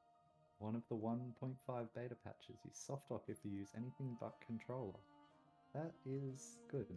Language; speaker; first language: English; native; English